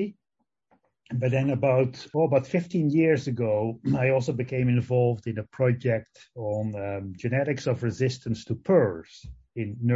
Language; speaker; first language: English; non-native, fluent; Dutch